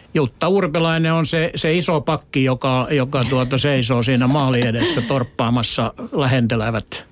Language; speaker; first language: Finnish; native; Finnish